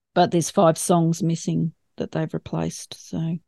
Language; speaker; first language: English; native; English